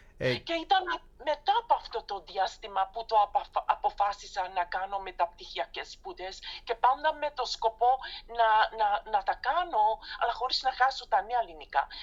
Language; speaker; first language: Greek; non-native, fluent; Dutch